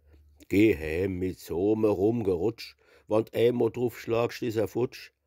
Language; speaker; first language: German; native; German